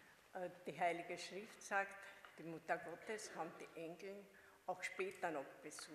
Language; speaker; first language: German; non-native, fluent; Hungarian